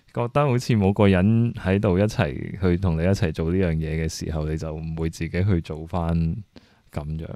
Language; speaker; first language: Cantonese; native; Cantonese